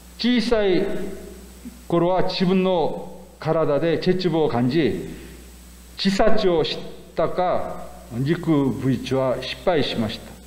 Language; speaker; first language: Japanese; non-native, fluent; Korean